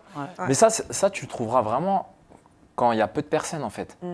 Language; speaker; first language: French; native; French